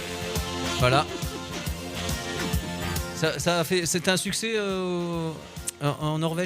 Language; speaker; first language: French; native; French